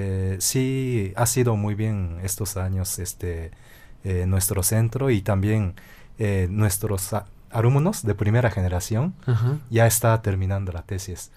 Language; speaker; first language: Spanish; non-native, fluent; Japanese